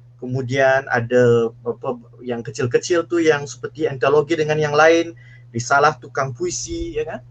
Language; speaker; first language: Malay; native; Malay